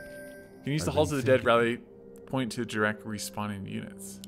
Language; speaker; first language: English; native; English